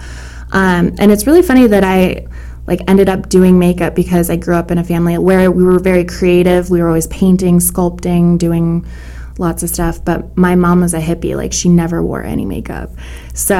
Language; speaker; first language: English; native; English